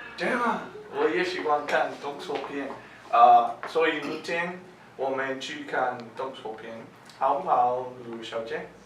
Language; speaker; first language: Chinese; non-native, learner; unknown